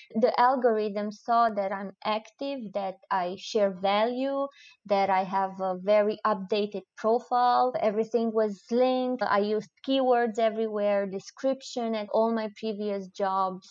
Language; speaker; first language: English; non-native, fluent; Romanian